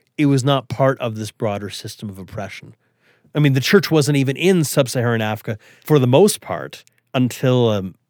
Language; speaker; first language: English; early bilingual, other home language; Swedish